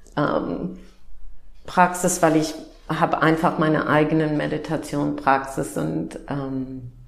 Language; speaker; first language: German; non-native, fluent; English